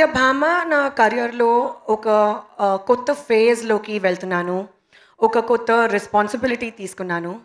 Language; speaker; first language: Telugu; non-native, local second language; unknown